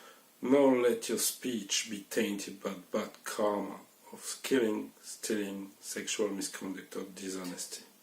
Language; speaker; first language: English; non-native, fluent; French